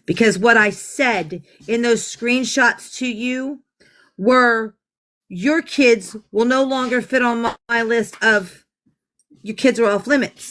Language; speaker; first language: English; native; English